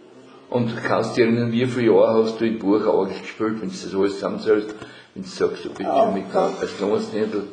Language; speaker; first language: German; native; German